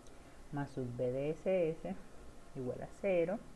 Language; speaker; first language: Spanish; native; Spanish